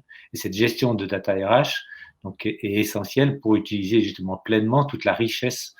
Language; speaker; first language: French; native; French